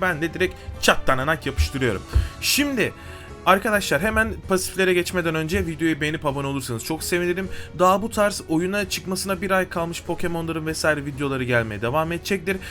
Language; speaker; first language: Turkish; native; Turkish